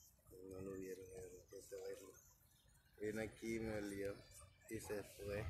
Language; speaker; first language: Spanish; native; Spanish